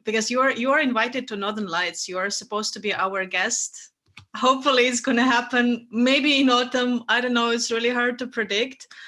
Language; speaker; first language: English; non-native, fluent; Russian